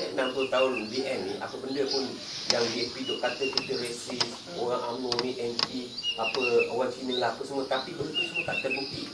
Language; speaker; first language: Malay; native; Malay